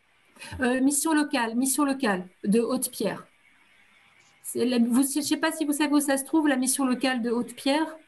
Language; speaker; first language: French; native; French